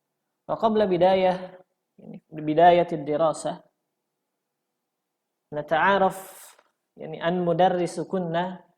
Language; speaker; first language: Arabic; non-native, fluent; Indonesian